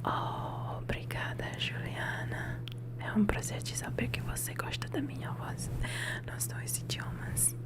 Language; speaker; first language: Portuguese; non-native, learner; Italian